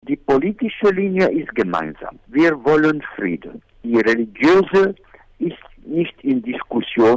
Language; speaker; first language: German; non-native, fluent; Arabic